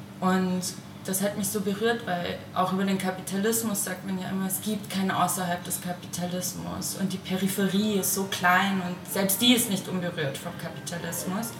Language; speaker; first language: German; non-native, learner; Spanish